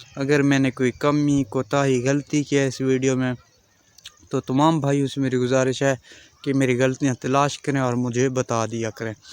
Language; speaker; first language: Urdu; non-native, local second language; Baluchi